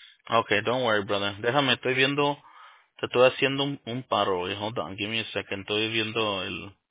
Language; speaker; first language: Spanish; early bilingual, heritage; Spanish